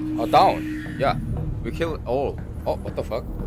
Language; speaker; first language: English; non-native, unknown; Korean